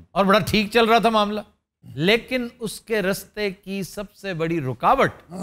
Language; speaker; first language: Urdu; native; Urdu